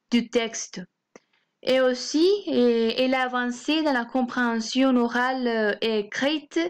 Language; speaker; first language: French; non-native, fluent; Spanish